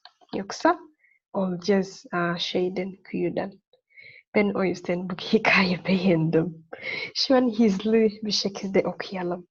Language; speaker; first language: Turkish; non-native, learner; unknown